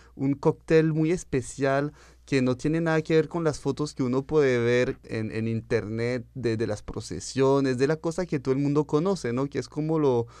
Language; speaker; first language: Spanish; early bilingual, heritage; French